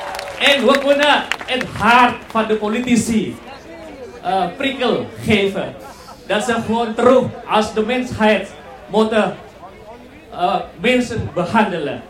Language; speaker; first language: Dutch; non-native, fluent; Indonesian